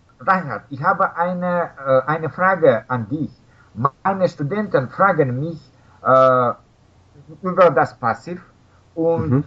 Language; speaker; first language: German; non-native, learner; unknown